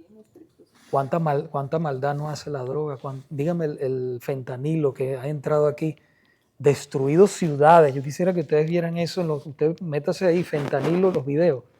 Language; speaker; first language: Spanish; native; Spanish